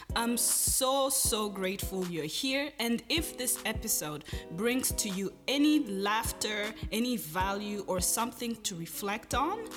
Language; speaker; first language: English; non-native, local second language; Kinyarwanda